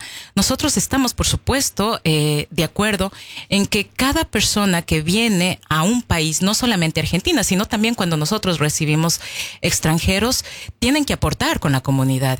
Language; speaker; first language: Spanish; native; Spanish